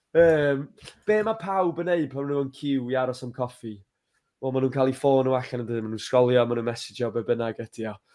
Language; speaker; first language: Welsh; native; Welsh